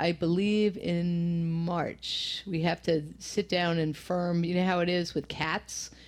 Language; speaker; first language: English; native; English